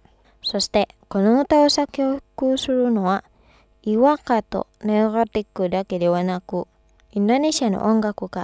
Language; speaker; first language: Japanese; non-native, fluent; Indonesian